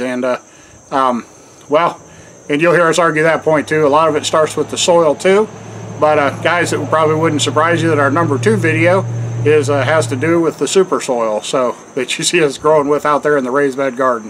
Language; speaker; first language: English; native; English